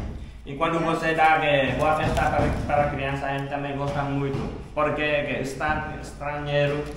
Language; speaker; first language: Portuguese; non-native, learner; Vietnamese